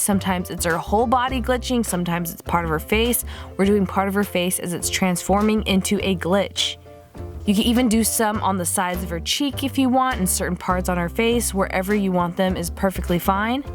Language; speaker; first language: English; native; English